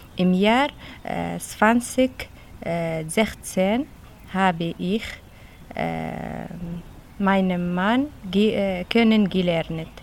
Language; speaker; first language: German; non-native, learner; Arabic